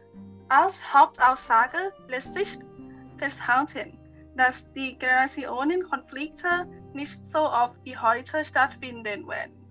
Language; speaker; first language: German; non-native, learner; Thai